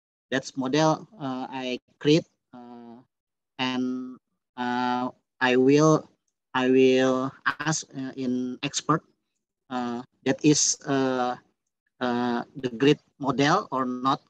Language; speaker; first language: English; non-native, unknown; Indonesian